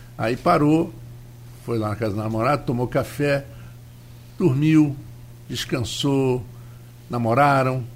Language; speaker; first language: Portuguese; native; Portuguese